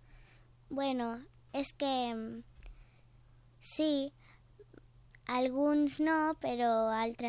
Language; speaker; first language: Catalan; non-native, local second language; Spanish